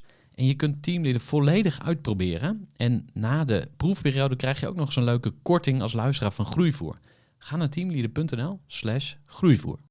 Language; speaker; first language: Dutch; native; Dutch